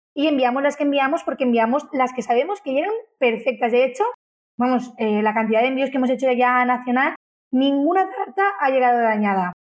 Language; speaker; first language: Spanish; native; Spanish